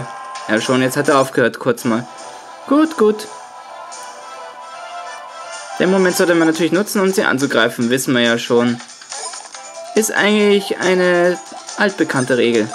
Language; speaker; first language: German; native; German